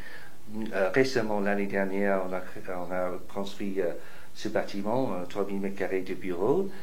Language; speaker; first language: French; non-native, fluent; English